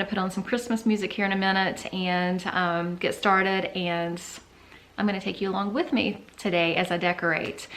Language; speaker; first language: English; native; English